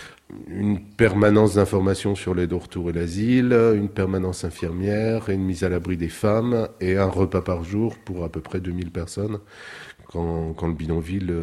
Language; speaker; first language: French; native; French